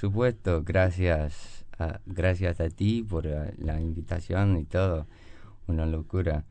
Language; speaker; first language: Spanish; non-native, learner; English